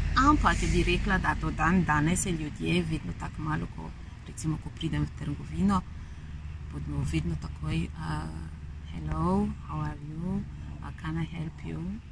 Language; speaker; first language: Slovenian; non-native, fluent; Malagasy